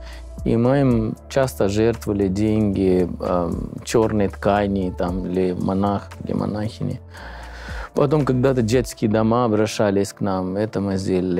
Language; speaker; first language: Russian; non-native, fluent; Punjabi